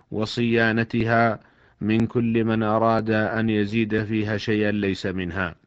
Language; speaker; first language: Arabic; native; Arabic